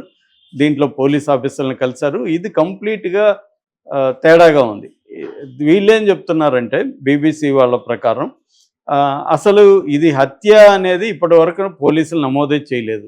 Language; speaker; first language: Telugu; native; Telugu